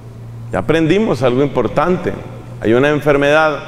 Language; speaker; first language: Spanish; native; Spanish